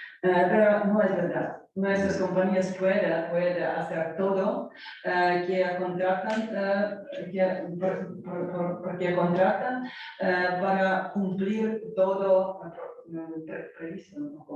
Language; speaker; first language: Spanish; non-native, learner; Ukrainian